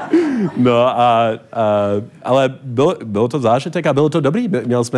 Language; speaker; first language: Czech; non-native, learner; English